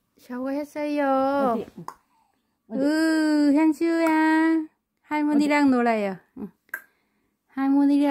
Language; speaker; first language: Korean; non-native, learner; Vietnamese